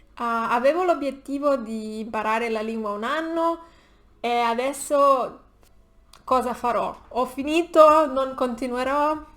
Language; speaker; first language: Italian; non-native, learner; Spanish